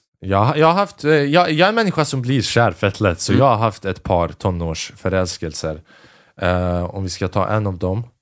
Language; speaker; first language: Swedish; early bilingual, other home language; Albanian